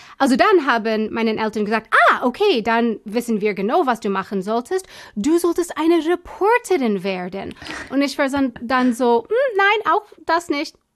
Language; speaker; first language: German; non-native, fluent; English